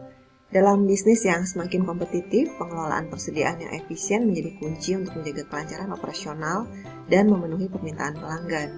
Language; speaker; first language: Indonesian; native; Indonesian